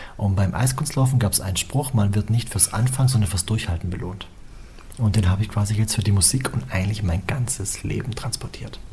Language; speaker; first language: German; native; German